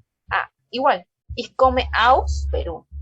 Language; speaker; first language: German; non-native, learner; Spanish